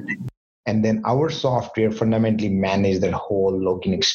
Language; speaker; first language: English; non-native, local second language; Hindi